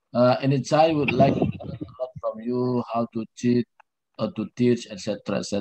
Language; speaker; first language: English; non-native, fluent; Indonesian